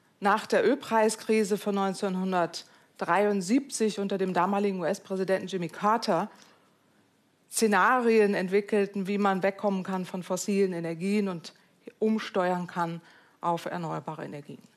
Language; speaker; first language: German; native; German